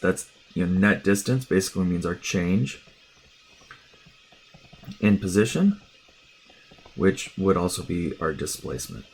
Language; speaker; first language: English; native; English